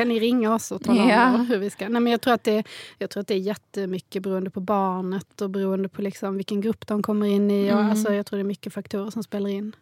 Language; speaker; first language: Swedish; native; Swedish